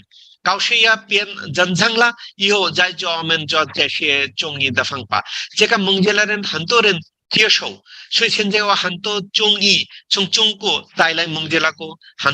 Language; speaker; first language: Chinese; non-native, learner; Bangla